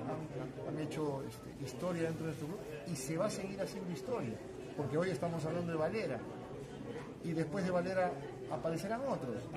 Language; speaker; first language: Spanish; native; Spanish